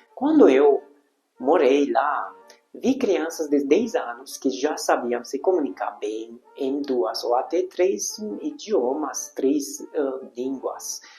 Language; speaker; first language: Portuguese; non-native, fluent; Hungarian